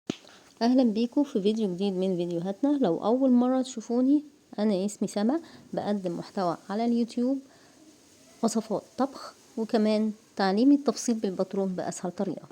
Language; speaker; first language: Arabic; native; Arabic